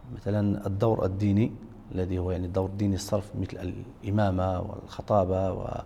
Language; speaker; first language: Arabic; native; Arabic